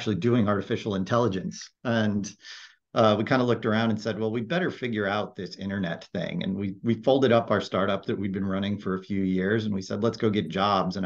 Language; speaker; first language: English; native; English